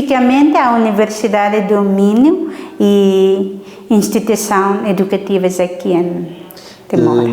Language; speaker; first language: Portuguese; non-native, learner; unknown